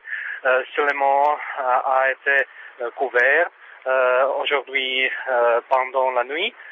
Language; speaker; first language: French; non-native, learner; Czech